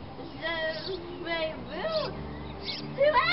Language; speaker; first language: French; non-native, learner; English